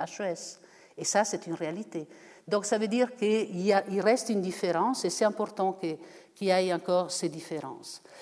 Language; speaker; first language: French; non-native, fluent; Italian